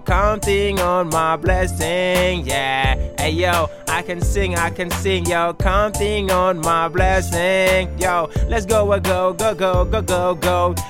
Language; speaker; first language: English; non-native, local second language; Wolof